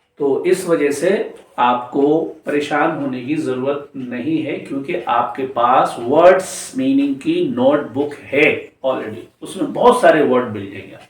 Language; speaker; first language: Urdu; native; Urdu